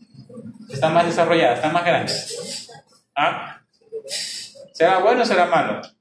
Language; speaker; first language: Spanish; native; Spanish